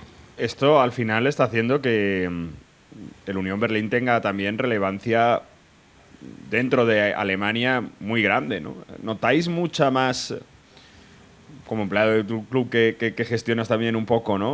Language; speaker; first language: Spanish; native; Spanish